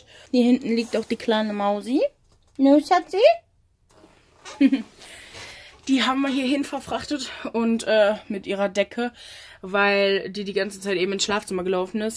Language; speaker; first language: German; native; German